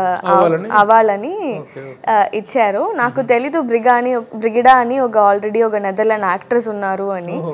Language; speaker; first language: Telugu; non-native, learner; Tamil